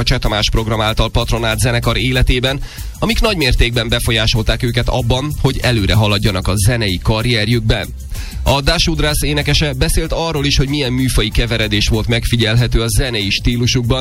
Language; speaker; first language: Hungarian; native; Hungarian